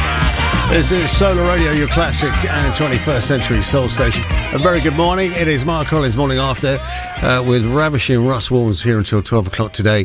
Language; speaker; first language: English; native; English